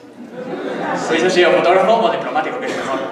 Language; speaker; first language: Spanish; native; Spanish